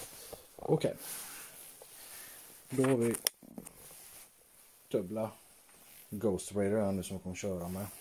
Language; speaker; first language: Swedish; native; Swedish